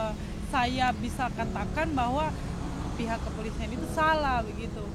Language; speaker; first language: Indonesian; native; Indonesian